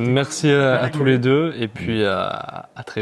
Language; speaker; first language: French; native; French